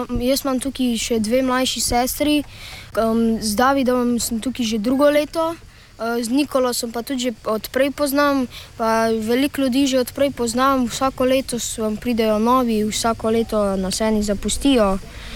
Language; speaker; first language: Slovenian; native; Slovenian